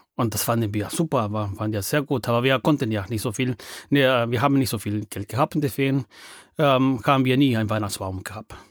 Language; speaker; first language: German; non-native, fluent; Spanish